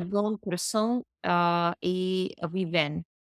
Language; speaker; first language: French; non-native, learner; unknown